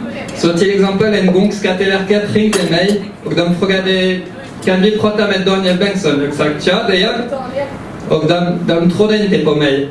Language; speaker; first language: Swedish; early bilingual, heritage; French